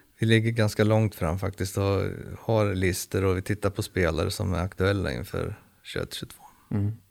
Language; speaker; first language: Swedish; native; Swedish